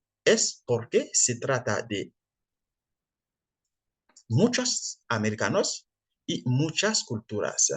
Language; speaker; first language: Spanish; non-native, fluent; French